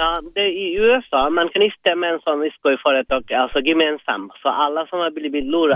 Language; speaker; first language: Swedish; non-native, fluent; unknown